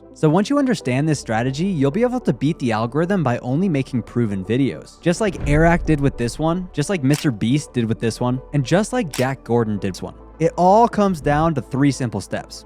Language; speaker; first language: English; native; English